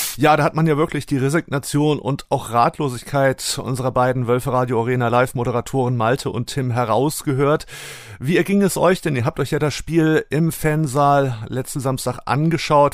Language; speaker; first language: German; native; German